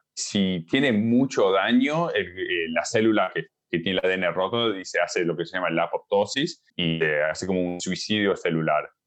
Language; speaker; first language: Spanish; early bilingual, heritage; Spanish